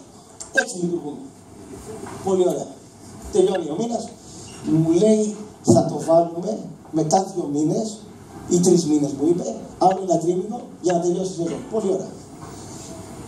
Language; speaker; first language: Greek; native; Greek